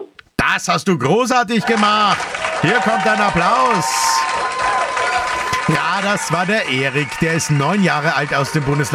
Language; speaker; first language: German; native; German